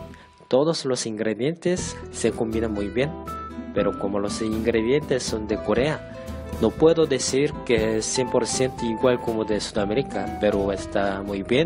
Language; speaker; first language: Spanish; non-native, fluent; Korean